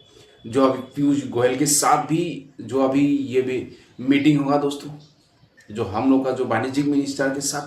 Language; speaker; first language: Hindi; non-native, local second language; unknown